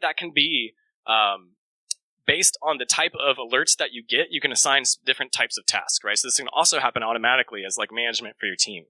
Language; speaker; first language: English; native; English